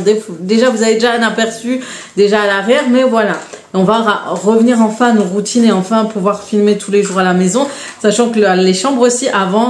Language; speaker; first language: French; native; French